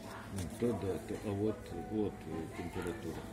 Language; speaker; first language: Russian; native; Russian